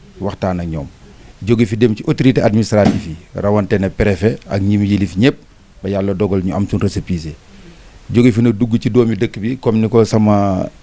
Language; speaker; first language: Wolof; native; Wolof